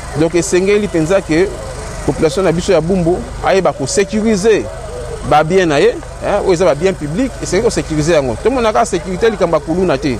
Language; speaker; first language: Lingala; native; Lingala